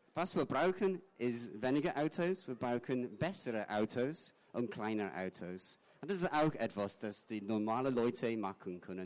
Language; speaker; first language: German; non-native, fluent; English